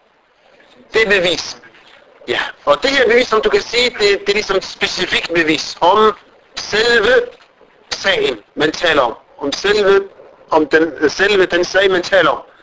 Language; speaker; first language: Danish; non-native, fluent; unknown